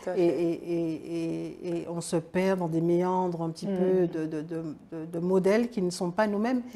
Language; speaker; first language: French; native; French